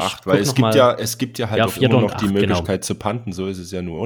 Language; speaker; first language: German; native; German